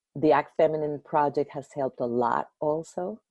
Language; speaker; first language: English; early bilingual, other home language; Spanish